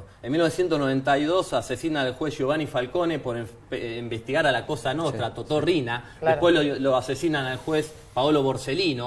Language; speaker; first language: Spanish; native; Spanish